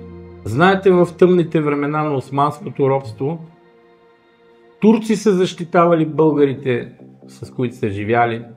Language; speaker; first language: Bulgarian; native; Bulgarian